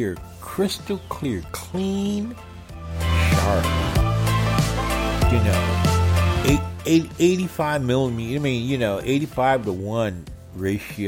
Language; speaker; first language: English; native; English